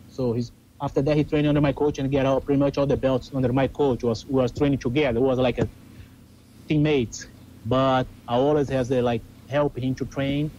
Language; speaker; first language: English; non-native, learner; Portuguese